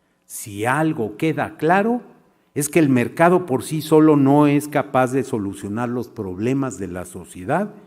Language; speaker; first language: Spanish; native; Spanish